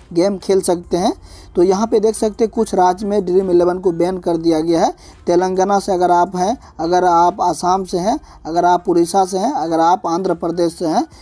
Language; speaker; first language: Hindi; native; Hindi